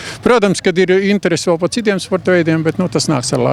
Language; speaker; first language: Latvian; native; Latvian